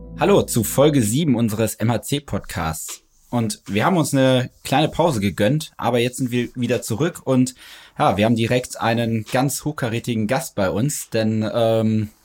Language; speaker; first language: German; native; German